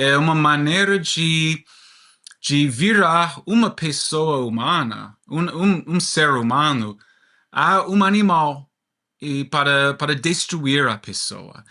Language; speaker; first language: Portuguese; non-native, learner; English